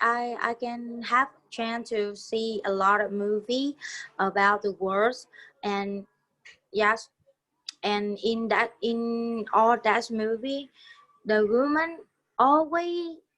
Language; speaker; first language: English; non-native, learner; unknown